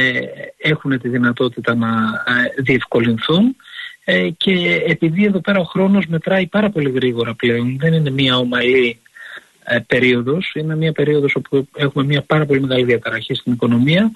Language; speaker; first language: Greek; native; Greek